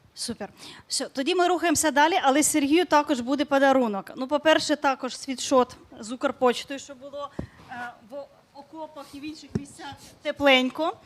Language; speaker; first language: Ukrainian; native; Ukrainian